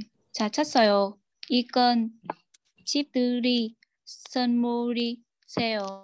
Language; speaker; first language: Korean; non-native, learner; Vietnamese